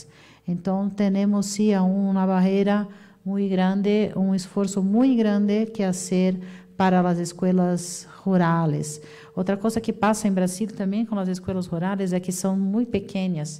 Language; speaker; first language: Spanish; non-native, fluent; Portuguese